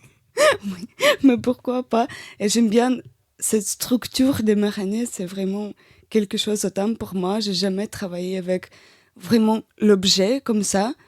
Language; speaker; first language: French; non-native, learner; Russian